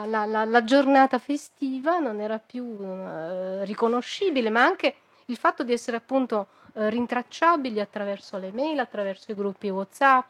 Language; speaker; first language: Italian; native; Italian